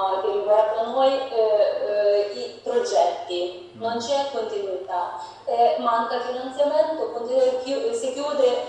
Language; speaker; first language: Italian; non-native, fluent; Ukrainian